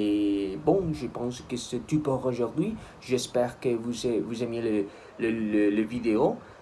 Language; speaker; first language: French; non-native, learner; Spanish